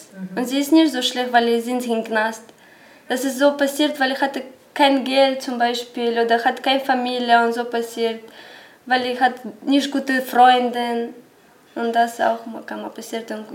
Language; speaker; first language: German; non-native, learner; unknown